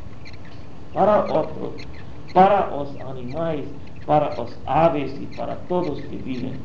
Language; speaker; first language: Portuguese; non-native, learner; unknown